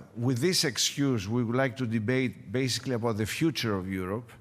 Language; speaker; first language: English; non-native, fluent; Greek